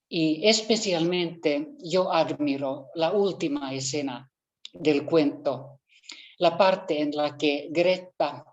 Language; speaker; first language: Spanish; non-native, fluent; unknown